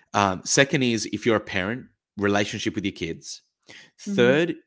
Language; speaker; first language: English; early bilingual, other home language; Italian